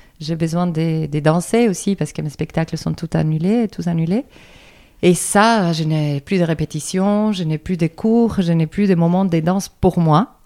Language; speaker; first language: French; non-native, fluent; Spanish